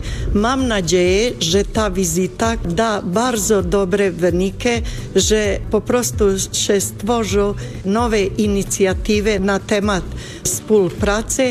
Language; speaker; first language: Polish; non-native, fluent; Bosnian